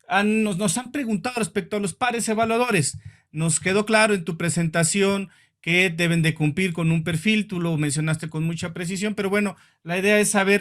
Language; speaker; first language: Spanish; native; Spanish